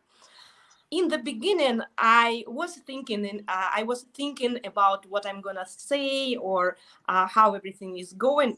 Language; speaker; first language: English; non-native, fluent; Russian